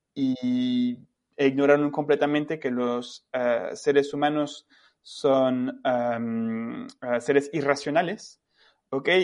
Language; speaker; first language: Spanish; non-native, fluent; French